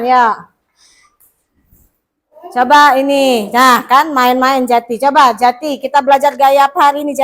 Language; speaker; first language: Indonesian; native; Indonesian